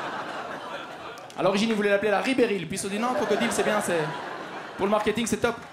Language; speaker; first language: French; native; French